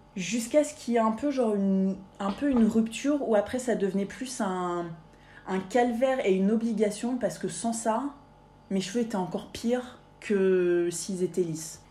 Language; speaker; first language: French; native; French